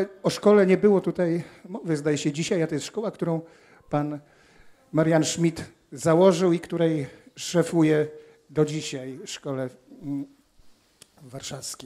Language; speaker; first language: Polish; native; Polish